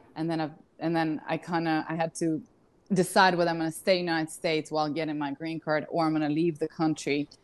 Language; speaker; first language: English; non-native, fluent; Russian